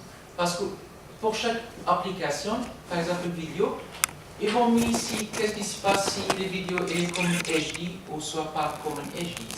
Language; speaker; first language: French; non-native, learner; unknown